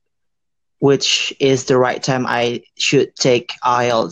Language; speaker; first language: English; non-native, fluent; Indonesian